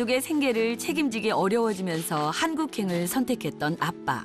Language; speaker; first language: Korean; native; Korean